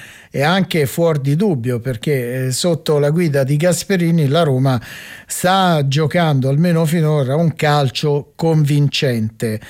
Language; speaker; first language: Italian; native; Italian